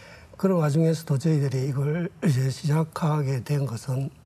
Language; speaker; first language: Korean; native; Korean